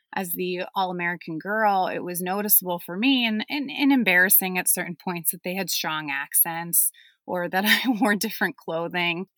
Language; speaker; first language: English; early bilingual, other home language; German